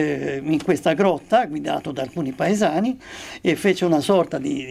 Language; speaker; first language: Italian; native; Italian